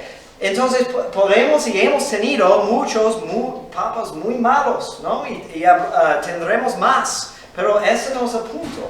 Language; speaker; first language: Spanish; non-native, fluent; English